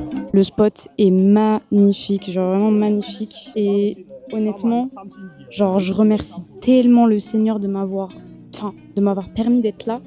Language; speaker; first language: French; native; French